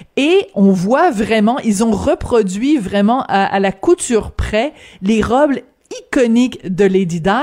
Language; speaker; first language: French; native; French